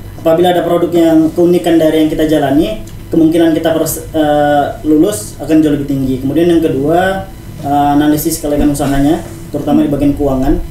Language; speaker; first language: Indonesian; native; Indonesian